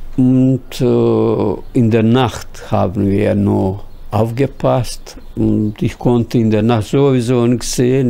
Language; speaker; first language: German; non-native, fluent; Bosnian